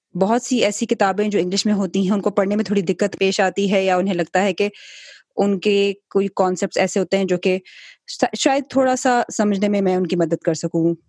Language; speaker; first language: Urdu; native; Urdu